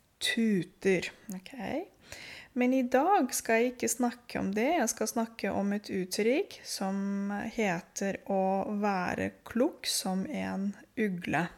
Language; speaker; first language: Norwegian; non-native, fluent; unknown